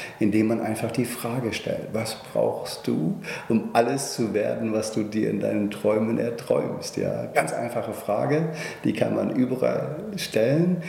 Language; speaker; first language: German; non-native, fluent; English